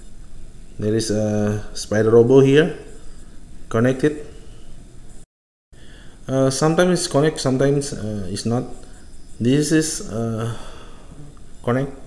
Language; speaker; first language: English; non-native, fluent; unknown